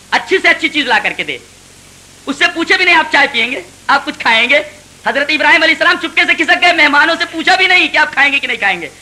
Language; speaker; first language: Urdu; native; Urdu